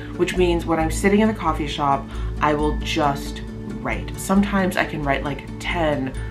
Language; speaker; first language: English; native; English